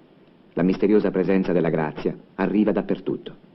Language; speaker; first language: Italian; native; Italian